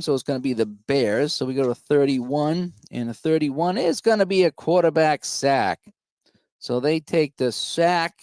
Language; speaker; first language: English; native; English